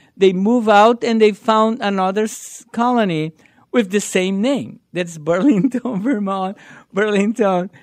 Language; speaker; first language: English; non-native, learner; Portuguese